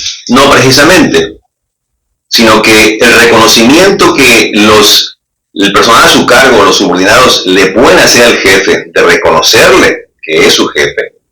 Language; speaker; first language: Spanish; native; Spanish